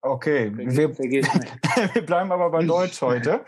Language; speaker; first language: German; native; German